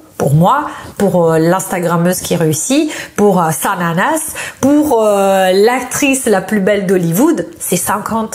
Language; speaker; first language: French; non-native, fluent; Italian